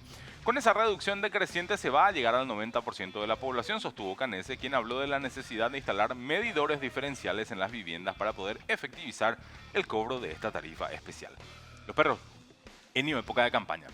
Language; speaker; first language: Spanish; native; Spanish